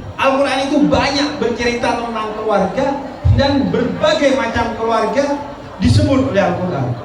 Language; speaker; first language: Indonesian; non-native, local second language; Madurese